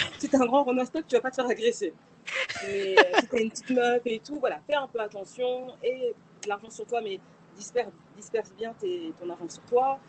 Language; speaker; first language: French; native; French